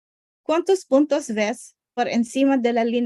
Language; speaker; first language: Spanish; non-native, learner; English